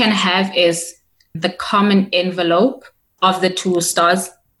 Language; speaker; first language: English; non-native, local second language; Tswana